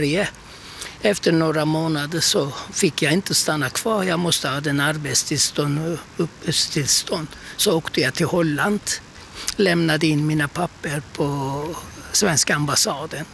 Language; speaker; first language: Swedish; non-native, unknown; Turkish